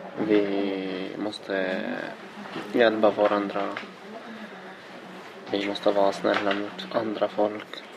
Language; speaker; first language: Swedish; non-native, learner; Arabic